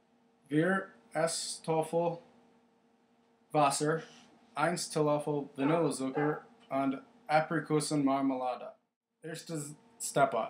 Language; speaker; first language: German; non-native, learner; English